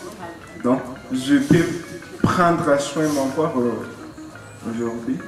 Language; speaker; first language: French; non-native, local second language; Malagasy